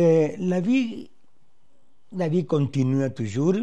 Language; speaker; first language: French; non-native, fluent; Spanish